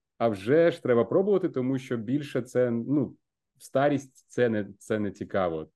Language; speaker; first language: Ukrainian; non-native, local second language; Russian